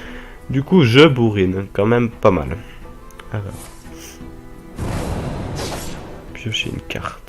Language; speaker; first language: French; native; French